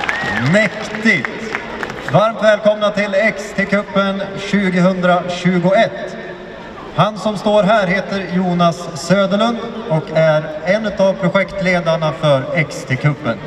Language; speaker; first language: Swedish; native; Swedish